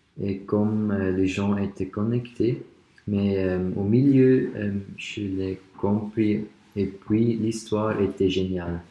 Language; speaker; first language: French; non-native, learner; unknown